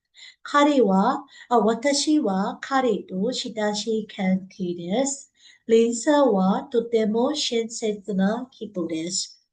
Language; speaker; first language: Japanese; non-native, fluent; Burmese